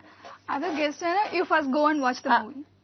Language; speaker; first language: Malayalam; non-native, learner; Tamil